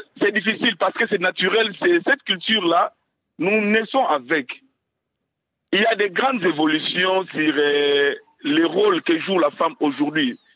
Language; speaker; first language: French; non-native, local second language; Lingala